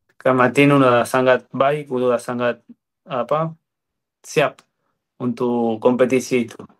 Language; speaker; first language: Indonesian; non-native, fluent; Spanish